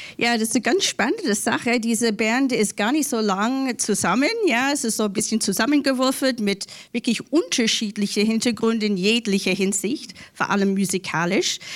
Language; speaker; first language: German; non-native, learner; English